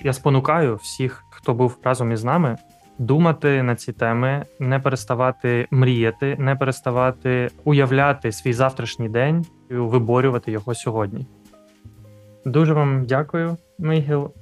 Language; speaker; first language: Ukrainian; native; Ukrainian